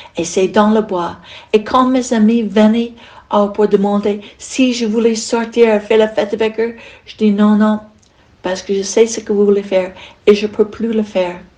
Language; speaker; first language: French; non-native, fluent; English